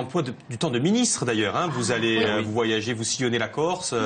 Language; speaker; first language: French; native; French